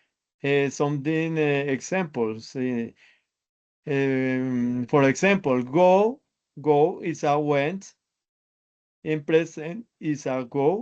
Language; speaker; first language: English; non-native, learner; Spanish